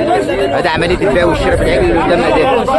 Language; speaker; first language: Arabic; native; Arabic